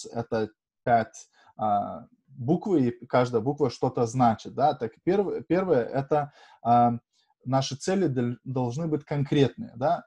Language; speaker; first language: Russian; non-native, fluent; Lithuanian